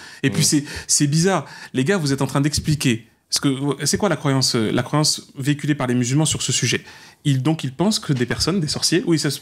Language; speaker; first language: French; native; French